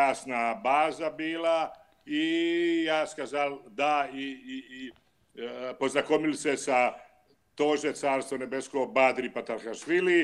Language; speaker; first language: Russian; non-native, learner; Croatian